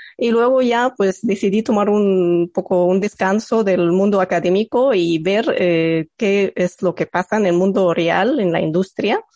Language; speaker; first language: Spanish; non-native, fluent; Arabic